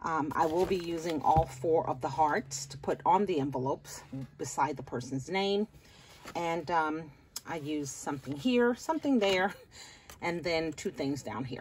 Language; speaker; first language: English; native; English